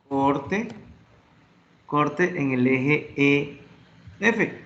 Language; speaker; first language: Spanish; native; Spanish